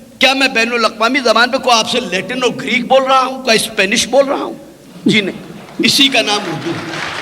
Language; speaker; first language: Urdu; native; Urdu